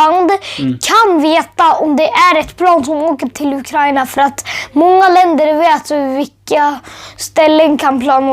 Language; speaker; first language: Swedish; early bilingual, other home language; Urdu